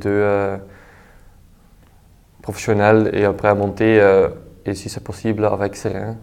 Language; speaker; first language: French; non-native, local second language; Dutch